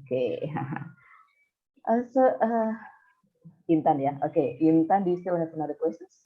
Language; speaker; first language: English; non-native, fluent; Indonesian